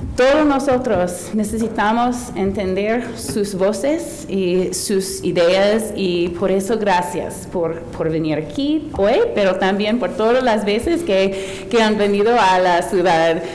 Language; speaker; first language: Spanish; non-native, learner; English